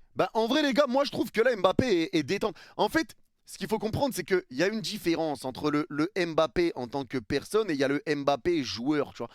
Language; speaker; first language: French; early bilingual, other home language; Arabic